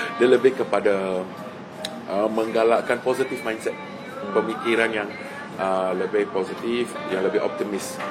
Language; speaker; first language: Malay; native; Malay